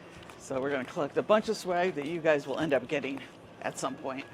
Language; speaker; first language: English; native; English